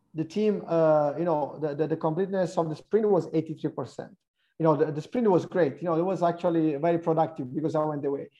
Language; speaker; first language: English; non-native, fluent; Italian